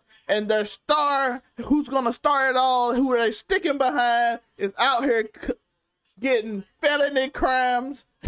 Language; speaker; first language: English; native; English